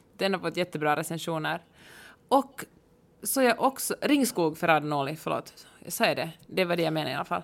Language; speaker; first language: Swedish; native; Swedish